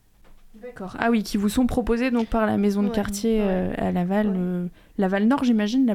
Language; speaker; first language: French; native; French